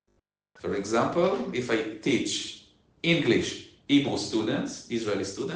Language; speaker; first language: English; non-native, learner; Hebrew